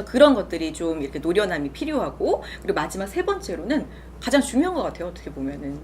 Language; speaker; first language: Korean; native; Korean